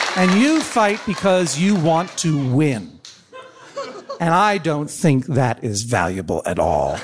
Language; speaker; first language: English; native; English